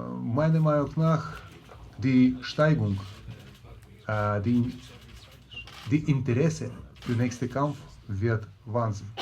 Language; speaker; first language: German; non-native, learner; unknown